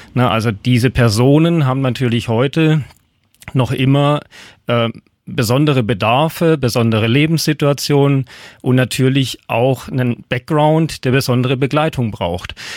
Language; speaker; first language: German; native; German